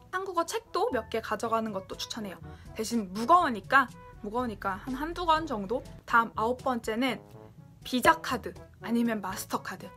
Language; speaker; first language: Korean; native; Korean